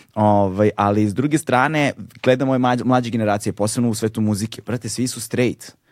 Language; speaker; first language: Serbian; native; Serbian